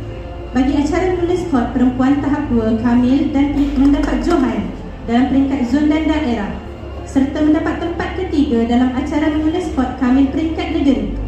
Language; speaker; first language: Malay; native; Malay